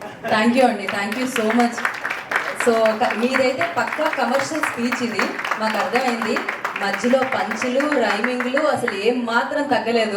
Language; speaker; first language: Telugu; native; Telugu